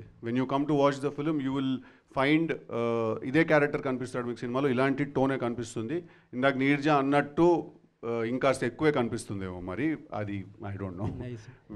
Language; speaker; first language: Telugu; native; Telugu